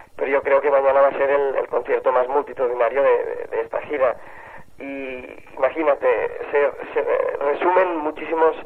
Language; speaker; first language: Spanish; native; Spanish